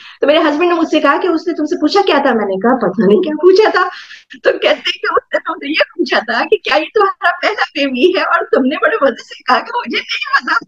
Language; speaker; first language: Urdu; native; Urdu